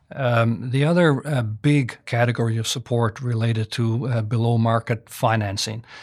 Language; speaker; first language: English; native; English